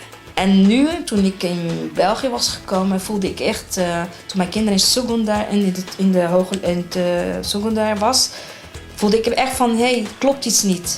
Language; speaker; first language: Dutch; early bilingual, other home language; Arabic